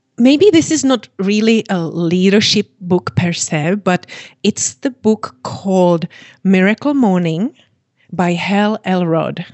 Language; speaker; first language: English; non-native, fluent; Czech